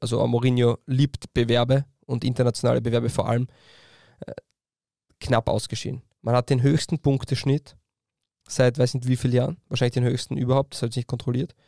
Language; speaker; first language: German; native; German